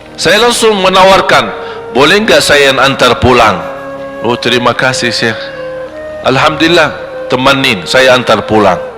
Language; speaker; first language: Malay; non-native, fluent; Arabic